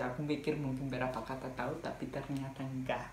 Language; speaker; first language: Indonesian; non-native, fluent; Spanish